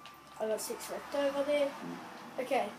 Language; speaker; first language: English; native; English